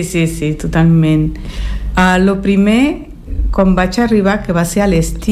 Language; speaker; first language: Catalan; early bilingual, heritage; Spanish